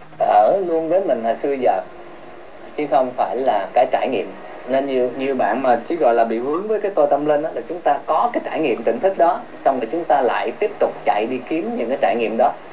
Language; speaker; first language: Vietnamese; early bilingual, heritage; Vietnamese